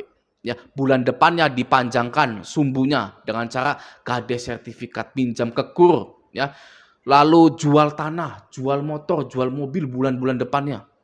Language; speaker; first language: Indonesian; native; Indonesian